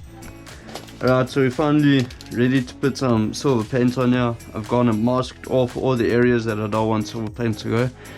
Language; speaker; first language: English; native; English